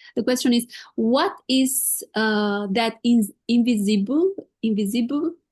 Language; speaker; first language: English; non-native, fluent; Albanian